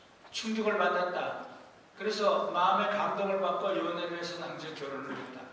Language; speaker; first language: Korean; native; Korean